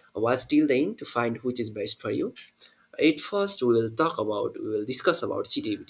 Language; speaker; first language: English; non-native, local second language; Nepali